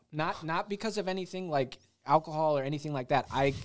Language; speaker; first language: English; native; English